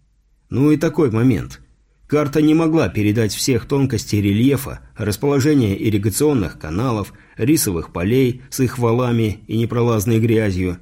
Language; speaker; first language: Russian; native; Russian